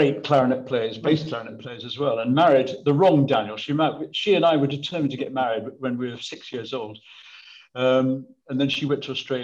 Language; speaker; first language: English; native; English